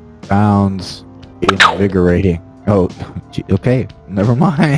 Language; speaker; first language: English; native; English